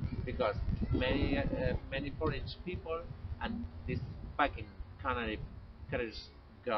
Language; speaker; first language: English; non-native, learner; Spanish